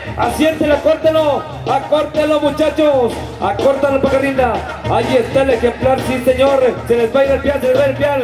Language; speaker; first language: Spanish; native; Spanish